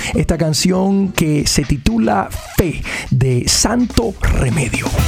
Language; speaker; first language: Spanish; early bilingual, heritage; Spanish